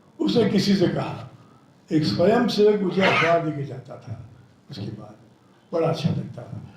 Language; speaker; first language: Hindi; non-native, local second language; Telugu